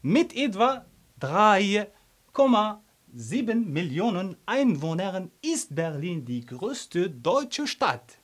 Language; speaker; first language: German; non-native, fluent; Arabic